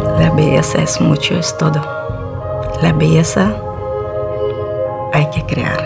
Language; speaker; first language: Spanish; non-native, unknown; Russian